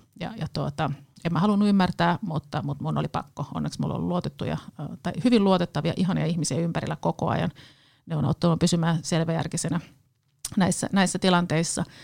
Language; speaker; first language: Finnish; native; Finnish